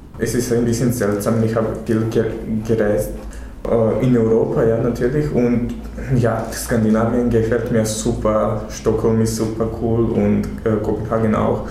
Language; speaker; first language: German; non-native, learner; Serbian